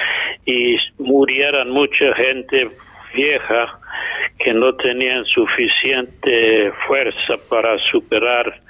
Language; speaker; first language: Spanish; non-native, fluent; English